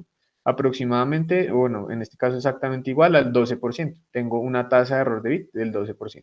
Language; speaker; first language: Spanish; native; Spanish